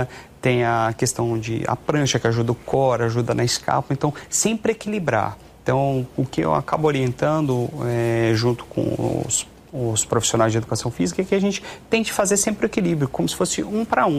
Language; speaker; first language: Portuguese; native; Portuguese